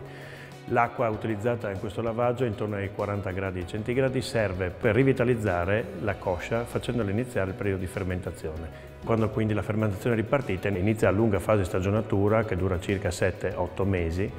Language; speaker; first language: Italian; native; Italian